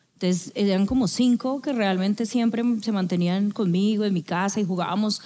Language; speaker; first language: Spanish; native; Spanish